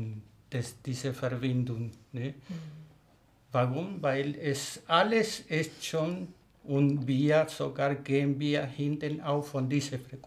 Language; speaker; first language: German; non-native, learner; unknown